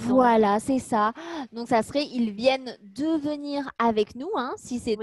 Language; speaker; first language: French; native; French